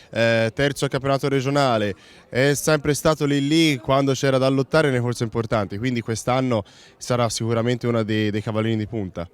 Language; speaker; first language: Italian; native; Italian